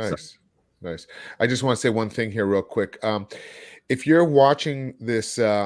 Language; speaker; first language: English; native; English